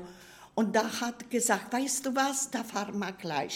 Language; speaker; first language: German; non-native, learner; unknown